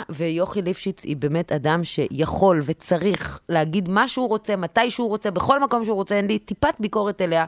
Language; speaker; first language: Hebrew; native; Hebrew